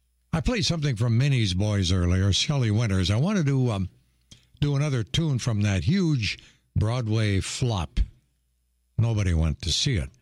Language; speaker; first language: English; native; English